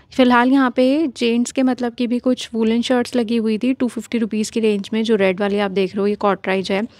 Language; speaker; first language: Hindi; native; Hindi